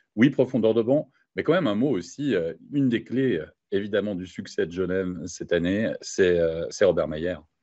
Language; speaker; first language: French; native; French